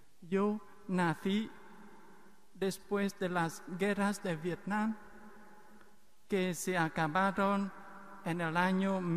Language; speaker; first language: Spanish; non-native, fluent; Vietnamese